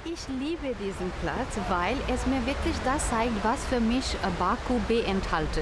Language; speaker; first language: German; non-native, fluent; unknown